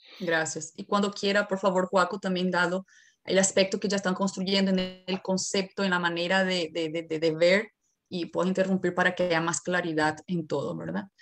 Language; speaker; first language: Spanish; non-native, fluent; Portuguese